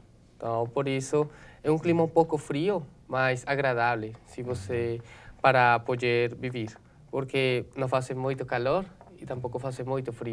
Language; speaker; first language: Portuguese; non-native, learner; Spanish